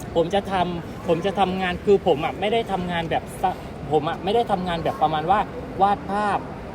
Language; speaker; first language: Thai; native; Thai